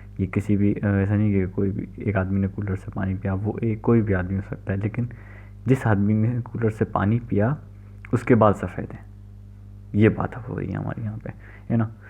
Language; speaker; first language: Urdu; native; Urdu